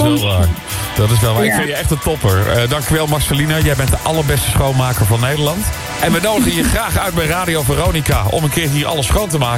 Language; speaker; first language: Dutch; native; Dutch